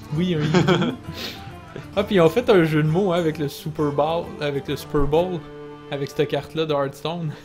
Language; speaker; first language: French; native; French